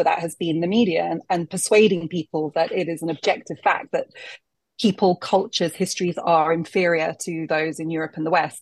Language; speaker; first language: English; native; English